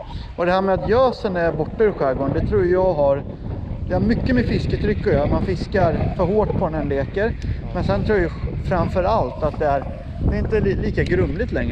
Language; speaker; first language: Swedish; native; Swedish